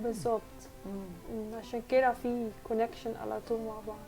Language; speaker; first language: Arabic; non-native, learner; Dutch